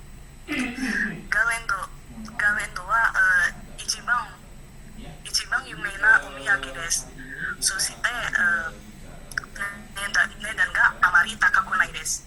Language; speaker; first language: Japanese; non-native, learner; Indonesian